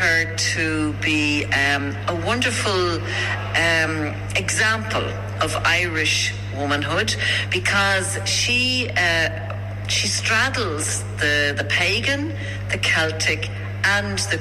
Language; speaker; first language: English; native; English